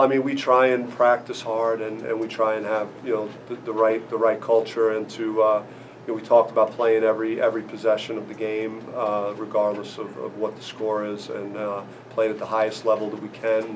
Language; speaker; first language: English; native; English